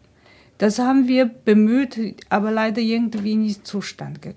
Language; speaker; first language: German; non-native, fluent; Chinese